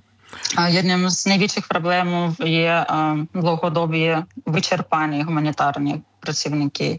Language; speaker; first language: Czech; non-native, learner; Ukrainian